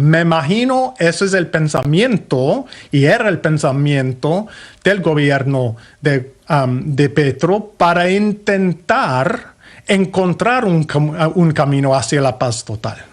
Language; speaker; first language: Spanish; non-native, fluent; English